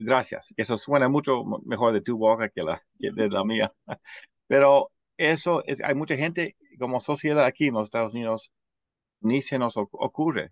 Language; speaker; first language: Spanish; non-native, fluent; English